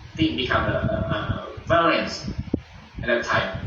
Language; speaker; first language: English; non-native, learner; Thai